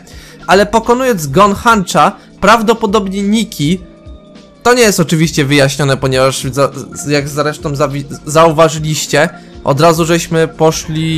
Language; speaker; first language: Polish; native; Polish